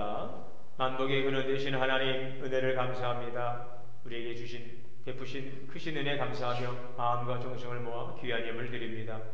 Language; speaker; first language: Korean; native; Korean